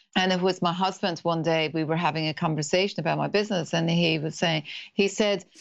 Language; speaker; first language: English; native; English